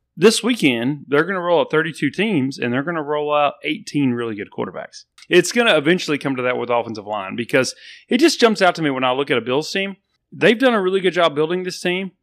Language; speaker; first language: English; native; English